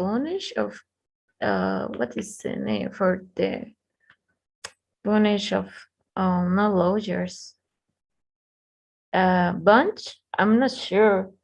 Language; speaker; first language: English; non-native, learner; Spanish